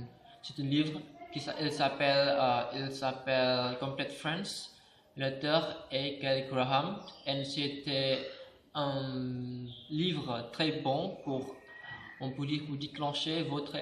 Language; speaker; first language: French; non-native, learner; Indonesian